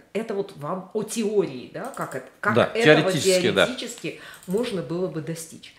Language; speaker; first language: Russian; native; Russian